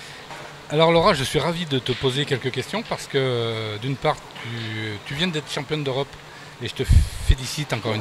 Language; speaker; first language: French; native; French